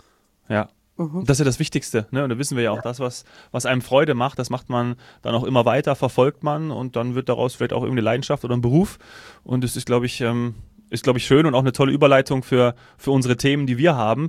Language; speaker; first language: German; native; German